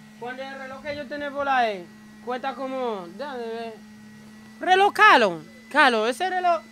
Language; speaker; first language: Spanish; non-native, learner; Haitian Creole